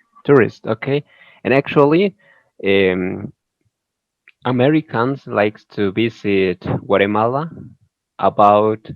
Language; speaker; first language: English; non-native, learner; Spanish